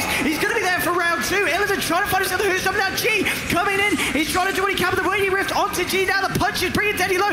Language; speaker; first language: English; native; English